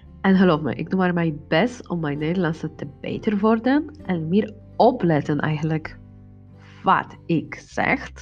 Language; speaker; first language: Dutch; non-native, learner; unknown